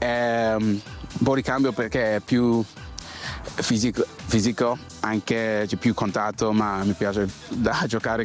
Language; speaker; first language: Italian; non-native, fluent; English